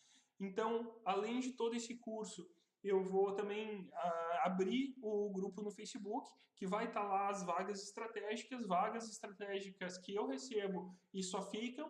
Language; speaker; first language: Portuguese; native; Portuguese